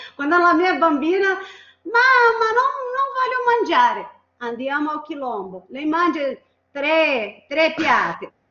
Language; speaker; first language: Italian; non-native, fluent; Portuguese